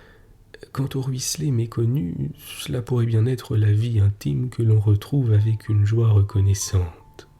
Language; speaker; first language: French; native; French